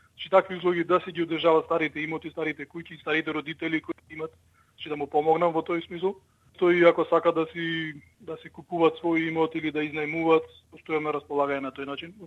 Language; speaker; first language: Macedonian; early bilingual, heritage; Macedonian